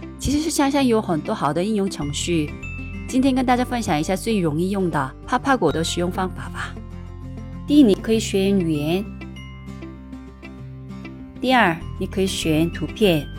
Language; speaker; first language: Chinese; non-native, learner; Korean